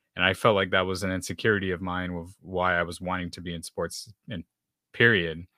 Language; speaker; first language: English; native; English